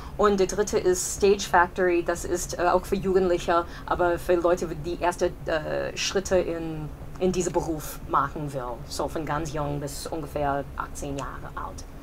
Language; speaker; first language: German; non-native, fluent; English